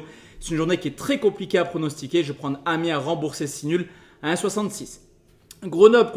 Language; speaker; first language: French; native; French